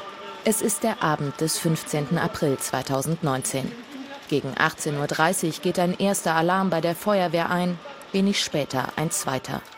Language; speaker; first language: German; native; German